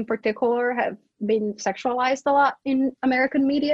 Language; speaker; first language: English; non-native, fluent; Portuguese